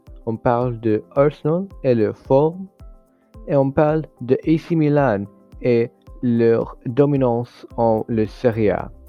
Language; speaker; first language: French; non-native, learner; English